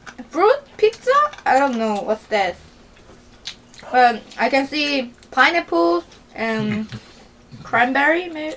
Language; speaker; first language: English; non-native, learner; Korean